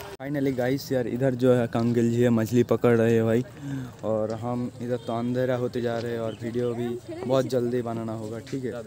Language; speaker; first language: Hindi; non-native, local second language; Bangla